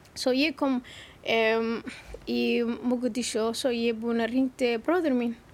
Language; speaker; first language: Icelandic; non-native, learner; Somali